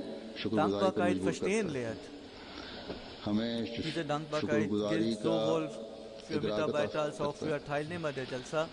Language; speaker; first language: German; non-native, fluent; Urdu